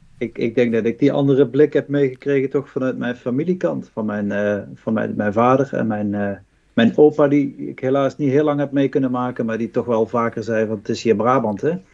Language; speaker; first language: Dutch; native; Dutch